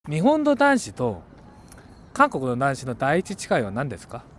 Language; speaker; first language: Japanese; non-native, fluent; Korean